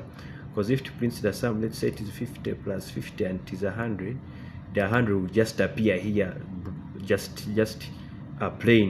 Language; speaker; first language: English; non-native, local second language; Ganda